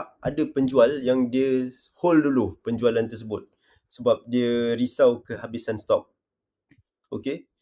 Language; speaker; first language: Malay; native; Malay